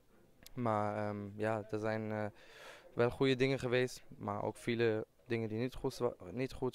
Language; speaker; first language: Dutch; non-native, fluent; German